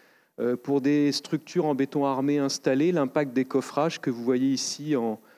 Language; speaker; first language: French; native; French